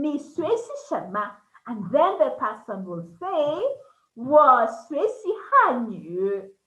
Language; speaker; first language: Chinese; non-native, fluent; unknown